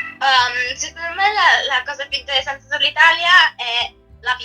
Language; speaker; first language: Italian; native; Italian